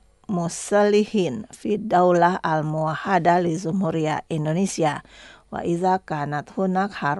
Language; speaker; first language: Arabic; non-native, fluent; Indonesian